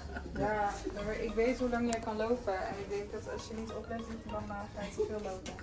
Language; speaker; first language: Dutch; native; Dutch